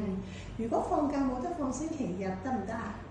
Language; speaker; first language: Cantonese; native; Cantonese